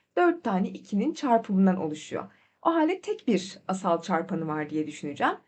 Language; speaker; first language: Turkish; native; Turkish